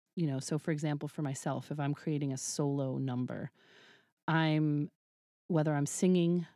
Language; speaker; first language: English; native; English